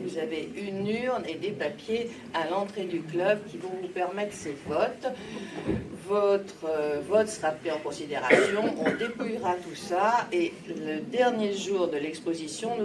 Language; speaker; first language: French; native; French